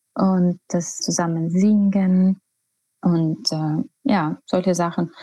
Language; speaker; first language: German; non-native, fluent; Estonian